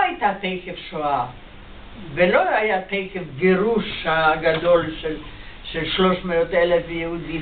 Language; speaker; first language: Hebrew; non-native, fluent; Yiddish